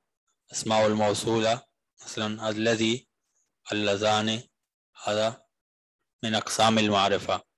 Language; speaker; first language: Arabic; non-native, fluent; Urdu